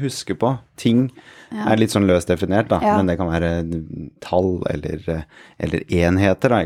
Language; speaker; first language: Norwegian; native; Norwegian